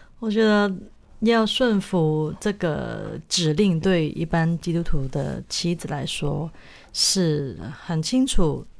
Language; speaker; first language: Chinese; non-native, local second language; Cantonese